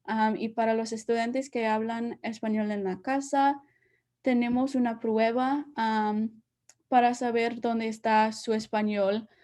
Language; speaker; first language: Spanish; early bilingual, heritage; Spanish